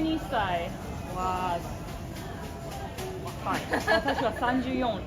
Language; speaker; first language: Japanese; non-native, fluent; English